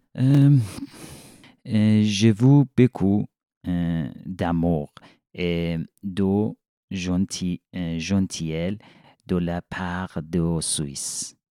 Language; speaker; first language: French; non-native, learner; Persian